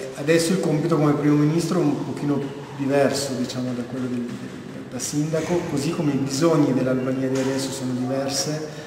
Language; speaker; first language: Italian; non-native, fluent; Albanian